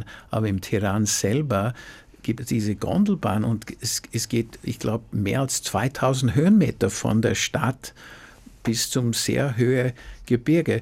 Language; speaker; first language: German; non-native, fluent; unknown